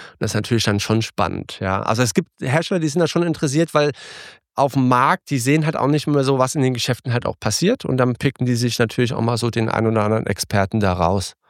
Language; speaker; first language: German; early bilingual, other home language; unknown